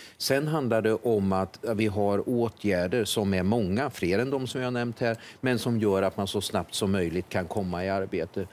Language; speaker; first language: Swedish; native; Swedish